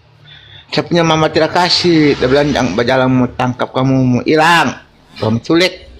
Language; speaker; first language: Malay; non-native, local second language; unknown